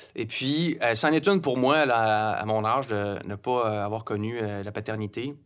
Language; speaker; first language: French; native; French